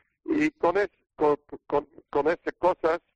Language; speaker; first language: Spanish; non-native, learner; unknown